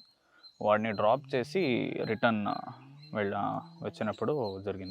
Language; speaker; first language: Telugu; non-native, learner; Kannada